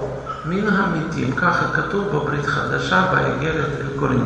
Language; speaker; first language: Hebrew; non-native, fluent; Russian